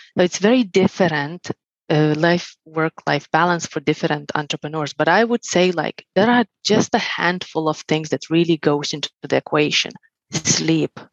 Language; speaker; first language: English; non-native, fluent; Lithuanian